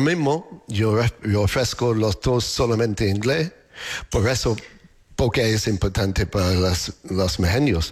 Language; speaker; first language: Spanish; non-native, fluent; English